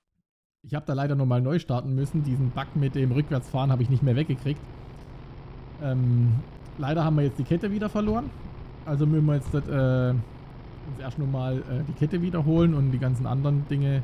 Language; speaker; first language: German; native; German